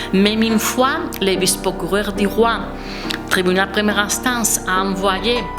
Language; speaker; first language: French; non-native, fluent; Spanish